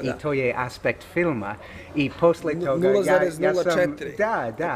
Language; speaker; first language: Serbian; non-native, learner; English